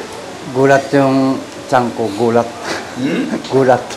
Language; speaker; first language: Filipino; non-native, learner; Japanese